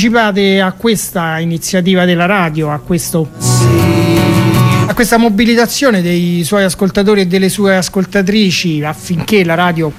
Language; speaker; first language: Italian; native; Italian